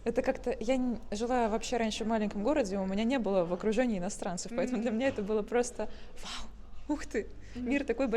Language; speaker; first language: Russian; native; Russian